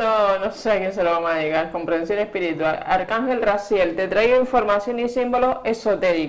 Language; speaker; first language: Spanish; native; Spanish